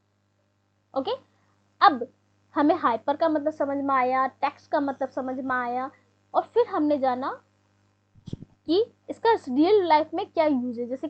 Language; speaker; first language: Hindi; native; Hindi